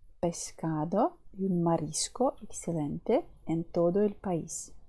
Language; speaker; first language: Spanish; non-native, fluent; Ukrainian